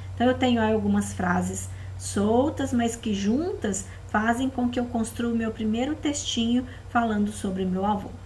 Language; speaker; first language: Portuguese; native; Portuguese